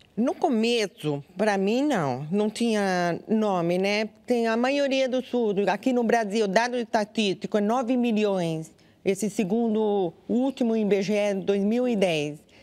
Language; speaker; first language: Portuguese; non-native, local second language; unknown